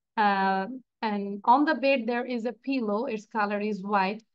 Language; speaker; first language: English; non-native, local second language; Bangla